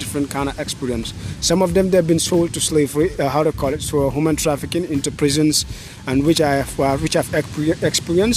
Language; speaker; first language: English; non-native, local second language; Wolof